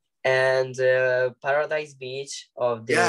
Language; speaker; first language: English; non-native, learner; Italian